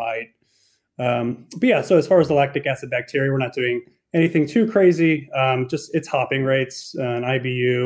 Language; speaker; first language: English; native; English